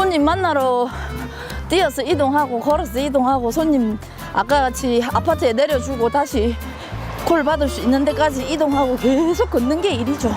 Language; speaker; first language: Korean; native; Korean